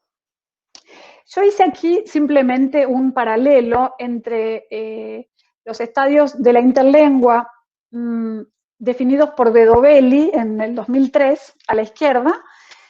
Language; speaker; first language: Spanish; native; Spanish